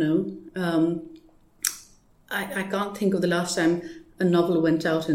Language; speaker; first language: English; non-native, local second language; Urdu